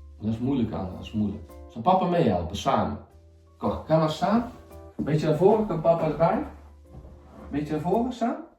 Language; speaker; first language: Dutch; native; Dutch